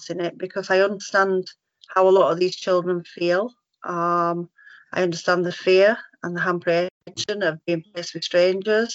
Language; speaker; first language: English; native; English